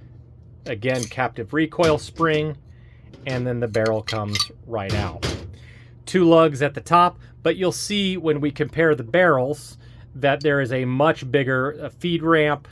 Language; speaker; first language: English; native; English